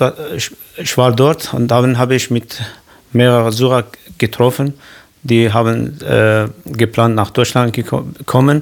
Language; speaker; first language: German; non-native, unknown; Kurdish